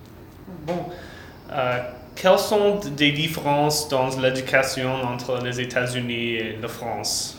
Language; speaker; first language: French; non-native, learner; English